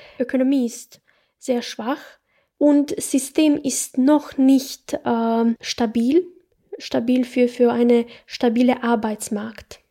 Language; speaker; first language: German; non-native, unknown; Bosnian